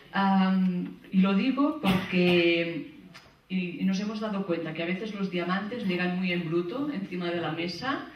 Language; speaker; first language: Spanish; non-native, local second language; Catalan